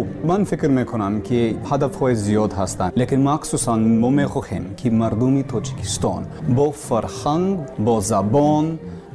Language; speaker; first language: Persian; non-native, learner; English